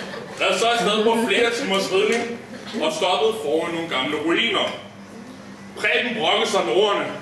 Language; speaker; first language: Danish; native; Danish